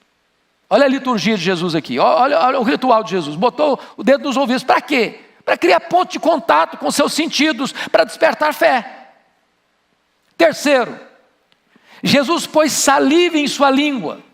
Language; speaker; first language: Portuguese; native; Portuguese